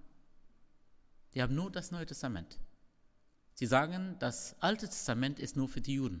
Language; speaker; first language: German; non-native, fluent; Arabic